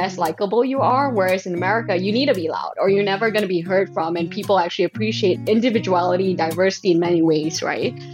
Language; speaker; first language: English; non-native, local second language; Chinese